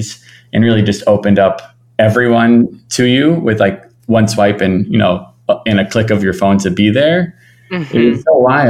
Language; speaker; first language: English; native; English